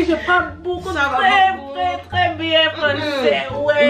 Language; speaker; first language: French; early bilingual, heritage; French